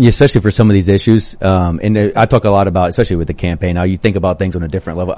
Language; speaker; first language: English; native; English